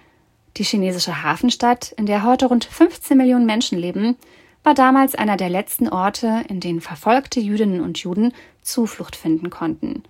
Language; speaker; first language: German; native; German